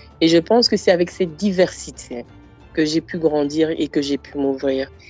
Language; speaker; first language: French; native; French